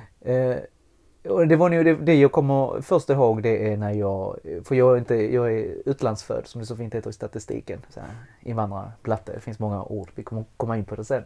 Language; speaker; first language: Swedish; early bilingual, other home language; Spanish